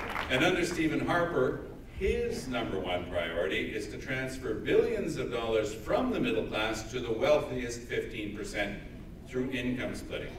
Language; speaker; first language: English; early bilingual, other home language; French